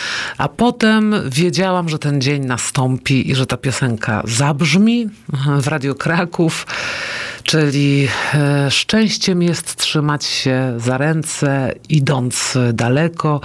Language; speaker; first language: Polish; native; Polish